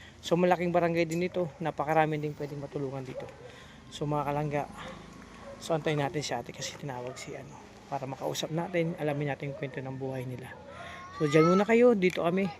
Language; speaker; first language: Filipino; non-native, local second language; Bikol